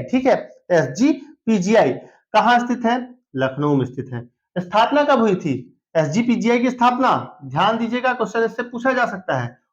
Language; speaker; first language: Hindi; native; Hindi